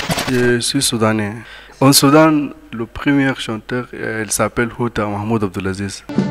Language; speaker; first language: French; non-native, learner; Arabic